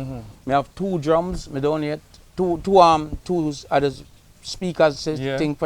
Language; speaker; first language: English; native; English